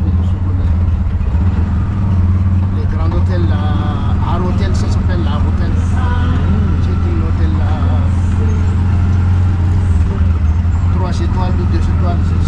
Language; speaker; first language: French; non-native, local second language; Malagasy